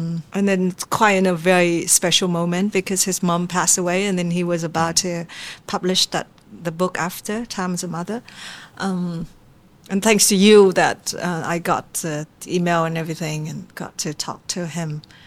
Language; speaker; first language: English; non-native, fluent; Vietnamese